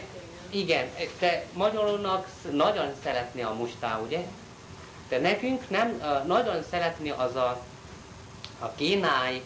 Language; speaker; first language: Hungarian; non-native, learner; Chinese